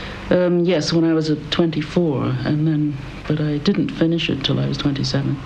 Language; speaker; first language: English; native; English